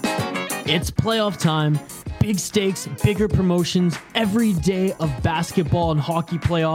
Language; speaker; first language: English; native; English